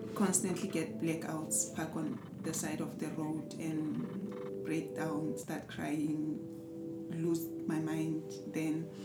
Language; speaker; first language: English; non-native, local second language; Southern Sotho